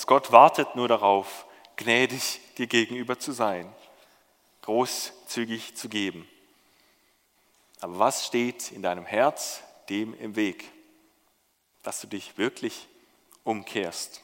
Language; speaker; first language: German; native; German